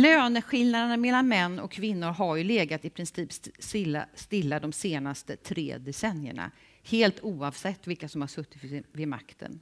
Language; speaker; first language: Swedish; native; Swedish